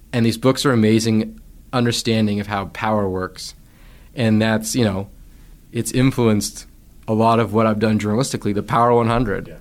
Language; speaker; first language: English; native; English